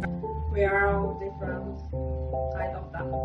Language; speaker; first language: English; non-native, fluent; Turkish